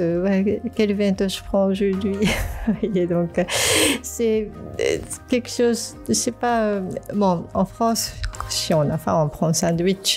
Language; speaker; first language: French; non-native, fluent; Japanese